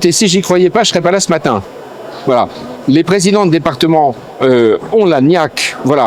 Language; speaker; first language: French; native; French